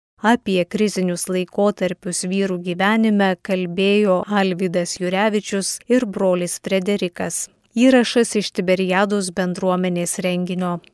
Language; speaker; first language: Lithuanian; native; Lithuanian